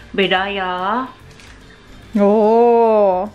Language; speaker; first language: Indonesian; non-native, learner; Japanese